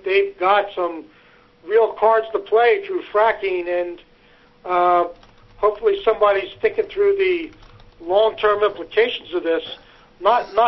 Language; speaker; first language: English; native; English